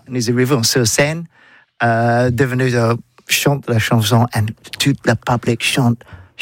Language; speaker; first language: French; non-native, learner; English